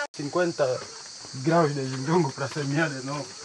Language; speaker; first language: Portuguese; non-native, learner; Vietnamese